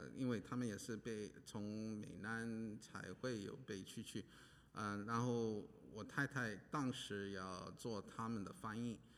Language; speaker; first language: Chinese; non-native, fluent; English